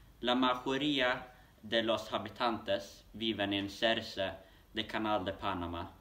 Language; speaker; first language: Spanish; non-native, learner; Swedish